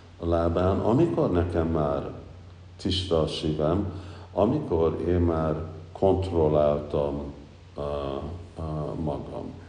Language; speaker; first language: Hungarian; early bilingual, heritage; Hungarian